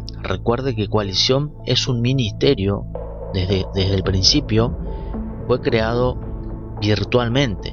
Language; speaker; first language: Spanish; native; Spanish